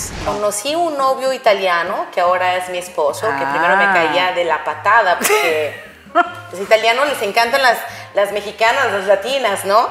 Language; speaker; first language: Spanish; native; Spanish